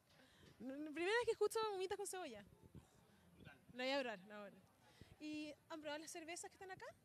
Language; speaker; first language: Spanish; native; Spanish